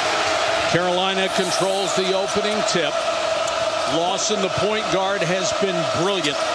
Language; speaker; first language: English; native; English